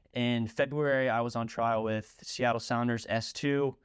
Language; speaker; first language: English; native; English